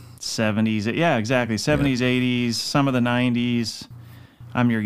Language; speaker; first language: English; native; English